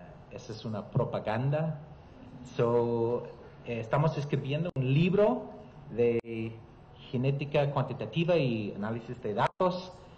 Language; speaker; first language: Spanish; non-native, learner; English